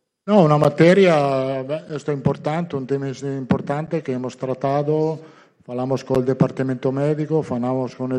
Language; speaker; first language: Portuguese; non-native, learner; Italian